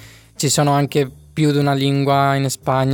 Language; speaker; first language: Italian; non-native, fluent; Spanish